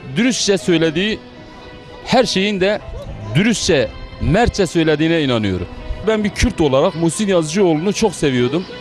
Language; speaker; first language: Turkish; non-native, local second language; Kurdish